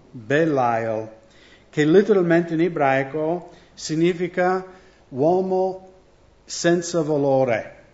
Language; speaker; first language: Italian; non-native, fluent; English